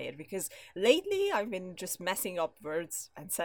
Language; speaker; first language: English; non-native, fluent; Hungarian